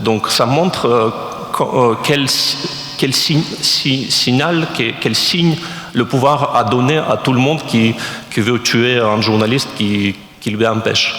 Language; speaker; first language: French; non-native, fluent; Russian